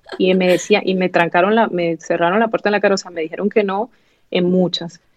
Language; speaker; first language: Spanish; native; Spanish